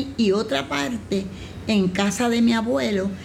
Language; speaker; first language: Spanish; native; Spanish